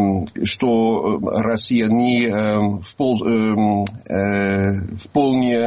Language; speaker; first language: Russian; non-native, learner; Dutch